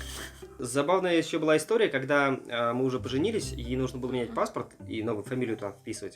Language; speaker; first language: Russian; native; Russian